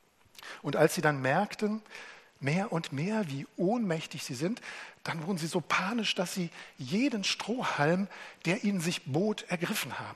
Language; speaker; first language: German; native; German